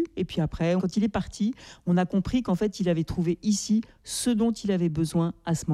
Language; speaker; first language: French; native; French